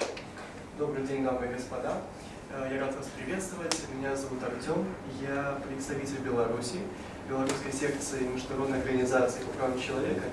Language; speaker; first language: Russian; native; Russian